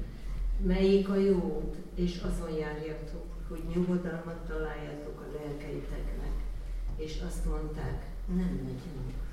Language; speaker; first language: Hungarian; native; Hungarian